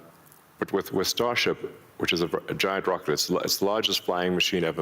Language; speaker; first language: English; early bilingual, other home language; Afrikaans